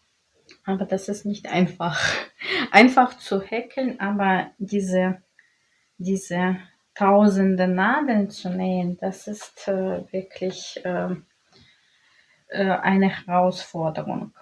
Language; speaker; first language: German; non-native, learner; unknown